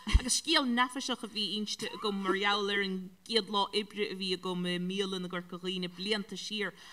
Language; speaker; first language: Irish; native; Irish